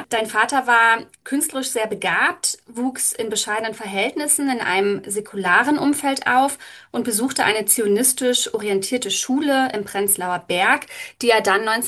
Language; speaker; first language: German; native; German